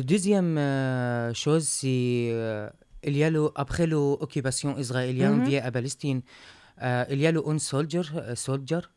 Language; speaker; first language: French; non-native, learner; Arabic